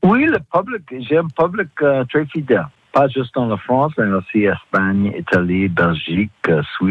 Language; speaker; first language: French; non-native, fluent; English